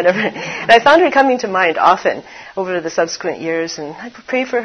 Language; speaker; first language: English; native; English